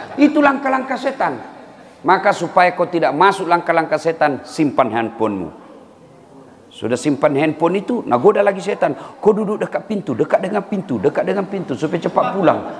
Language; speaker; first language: Indonesian; native; Indonesian